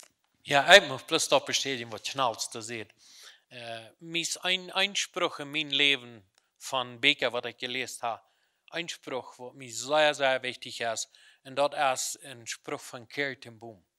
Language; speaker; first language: German; non-native, learner; Plautdietsch